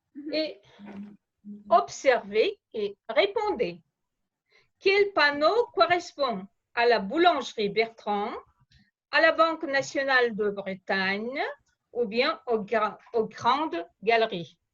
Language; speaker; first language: French; non-native, fluent; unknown